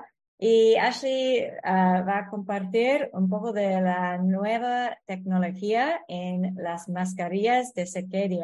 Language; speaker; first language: Spanish; non-native, fluent; English